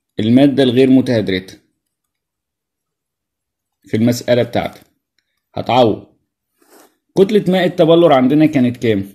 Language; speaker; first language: Arabic; native; Arabic